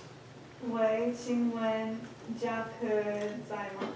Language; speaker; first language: Chinese; non-native, learner; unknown